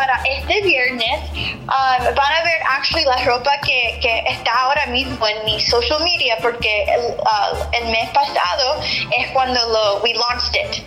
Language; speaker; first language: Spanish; early bilingual, heritage; English